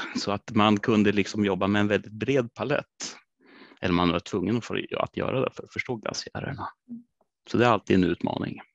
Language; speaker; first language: Swedish; native; Swedish